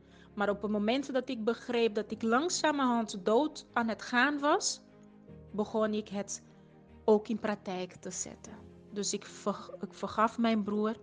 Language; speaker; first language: Dutch; non-native, fluent; Portuguese